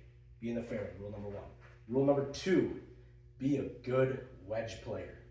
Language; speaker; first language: English; native; English